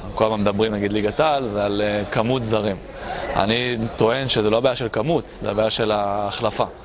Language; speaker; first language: Hebrew; native; Hebrew